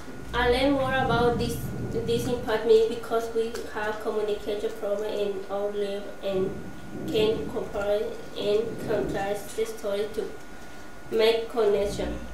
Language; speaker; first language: English; non-native, learner; Spanish